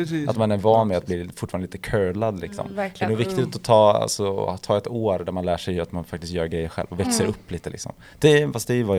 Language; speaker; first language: Swedish; native; Swedish